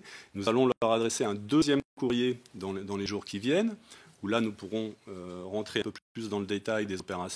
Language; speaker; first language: French; native; French